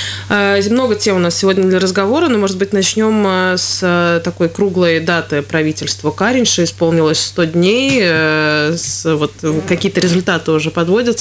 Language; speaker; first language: Russian; native; Russian